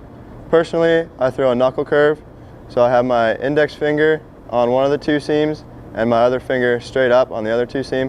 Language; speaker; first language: English; native; English